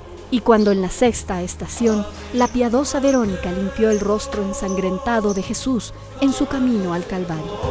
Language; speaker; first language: Spanish; native; Spanish